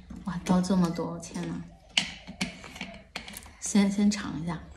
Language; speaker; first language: Chinese; native; Chinese